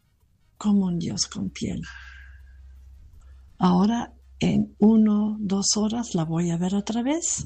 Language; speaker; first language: Spanish; non-native, fluent; German